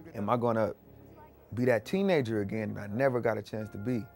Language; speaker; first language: English; native; English